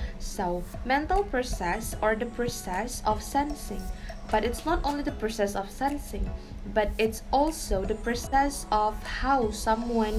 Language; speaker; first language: English; non-native, learner; Indonesian